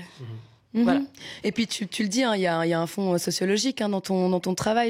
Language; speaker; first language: French; native; French